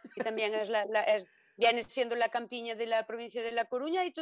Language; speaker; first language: Spanish; non-native, local second language; Galician